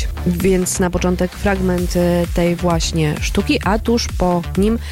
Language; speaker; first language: Polish; native; Polish